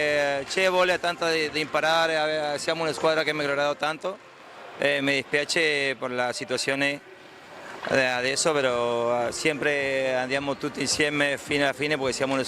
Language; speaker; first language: Italian; non-native, fluent; Spanish